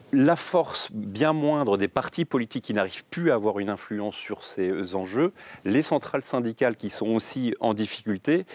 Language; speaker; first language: French; native; French